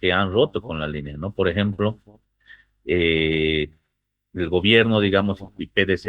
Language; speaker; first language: Spanish; native; Spanish